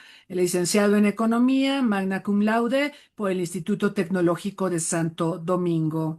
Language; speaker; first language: Spanish; native; Spanish